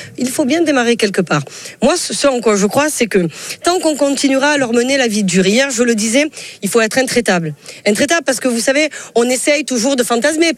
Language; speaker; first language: French; native; French